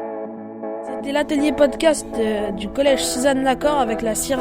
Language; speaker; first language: French; native; French